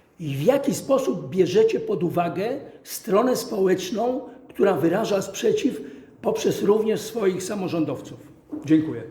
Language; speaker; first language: Polish; native; Polish